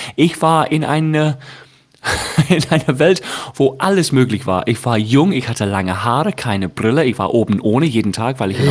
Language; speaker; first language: German; non-native, fluent; English